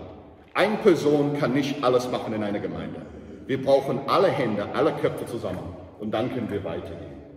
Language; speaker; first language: German; non-native, learner; English